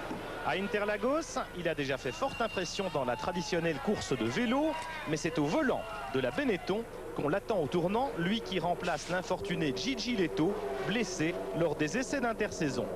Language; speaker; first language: French; native; French